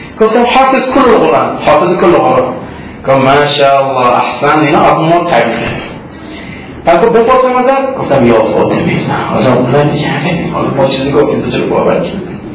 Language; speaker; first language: Persian; non-native, local second language; Azerbaijani